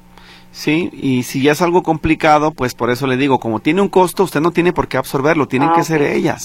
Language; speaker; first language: Spanish; native; Spanish